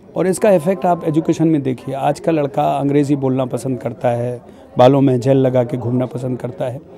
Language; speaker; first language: Hindi; native; Hindi